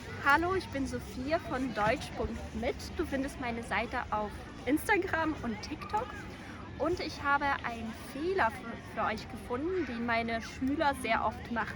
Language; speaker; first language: German; non-native, fluent; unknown